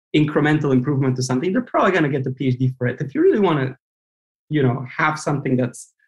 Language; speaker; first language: English; non-native, fluent; Romanian